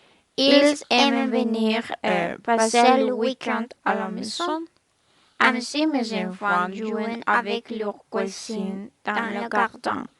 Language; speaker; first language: French; non-native, learner; Spanish